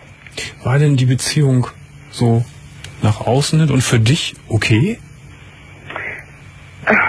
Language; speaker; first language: German; native; German